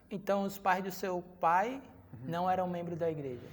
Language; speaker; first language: Portuguese; native; Portuguese